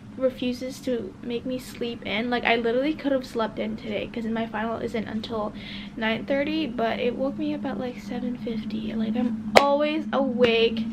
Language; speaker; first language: English; native; English